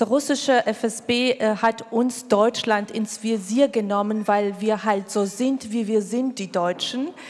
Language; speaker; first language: German; non-native, fluent; Georgian